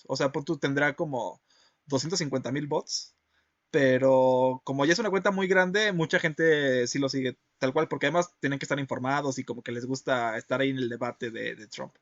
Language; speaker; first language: Spanish; native; Spanish